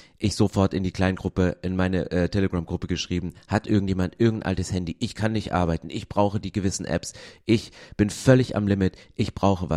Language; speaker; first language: German; native; German